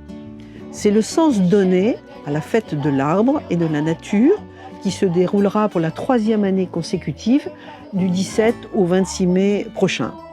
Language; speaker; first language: French; native; French